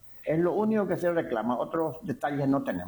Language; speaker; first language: Spanish; native; Spanish